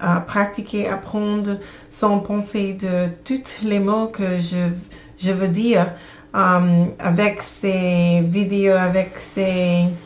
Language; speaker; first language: French; non-native, learner; English